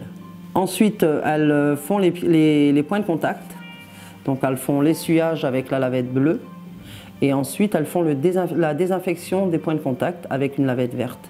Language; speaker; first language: French; native; French